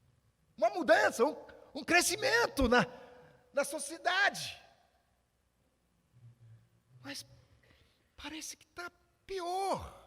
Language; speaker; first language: Portuguese; non-native, fluent; English